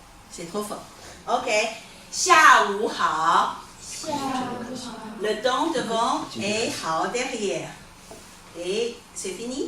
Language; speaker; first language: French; non-native, fluent; Chinese